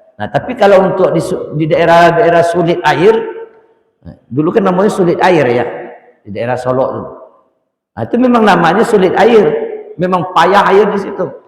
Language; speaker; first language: Malay; non-native, local second language; Minangkabau